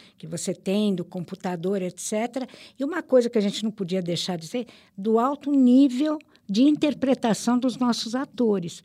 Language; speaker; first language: Portuguese; early bilingual, other home language; Italian